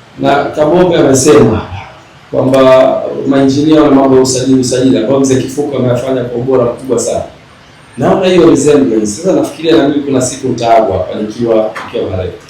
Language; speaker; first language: Swahili; native; Swahili